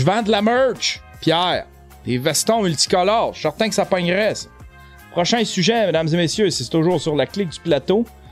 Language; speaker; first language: French; native; French